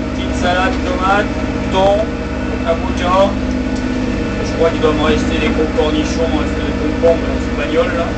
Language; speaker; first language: French; native; French